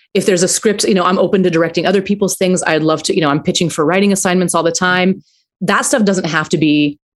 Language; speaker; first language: English; native; English